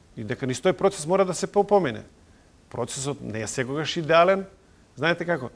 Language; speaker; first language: Macedonian; non-native, local second language; Serbian